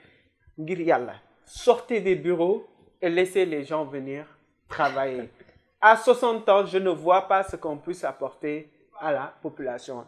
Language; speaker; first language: French; non-native, local second language; Wolof